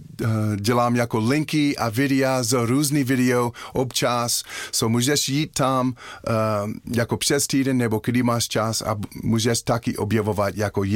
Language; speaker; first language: Czech; non-native, fluent; English